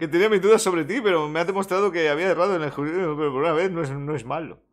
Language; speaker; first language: Spanish; native; Spanish